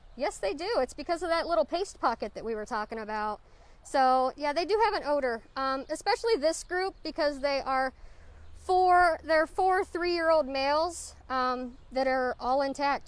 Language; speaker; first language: English; native; English